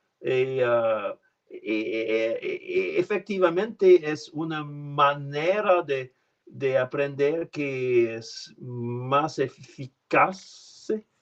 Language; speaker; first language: Spanish; non-native, learner; French